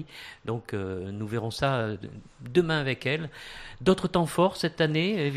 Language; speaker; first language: French; native; French